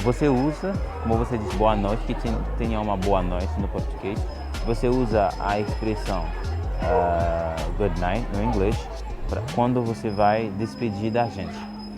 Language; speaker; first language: Portuguese; non-native, learner; Haitian Creole